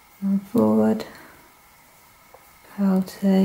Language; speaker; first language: English; native; English